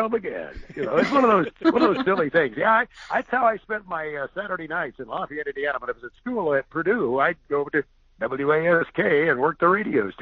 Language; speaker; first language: English; native; English